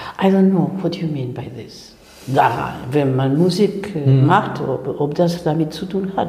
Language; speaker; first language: German; non-native, fluent; Spanish